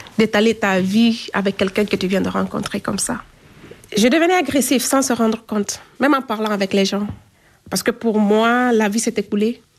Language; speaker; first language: French; non-native, local second language; Fula